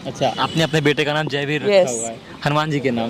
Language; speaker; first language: Hindi; native; Hindi